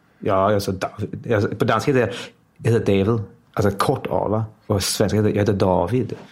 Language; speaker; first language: Swedish; early bilingual, heritage; Swedish